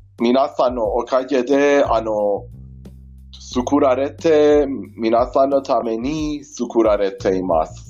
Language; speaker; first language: Japanese; non-native, learner; Persian